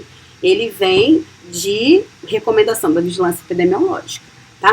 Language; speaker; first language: Portuguese; native; Portuguese